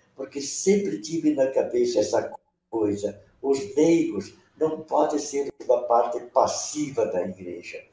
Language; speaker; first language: Portuguese; non-native, local second language; Venetian